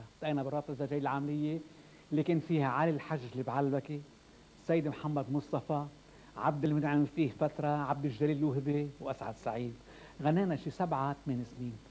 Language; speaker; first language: Arabic; native; Arabic